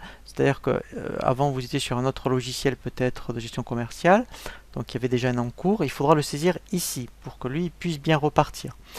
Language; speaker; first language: French; native; French